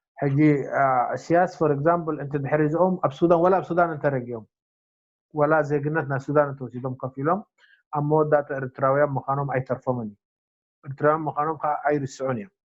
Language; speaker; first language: Tigrinya; non-native, local second language; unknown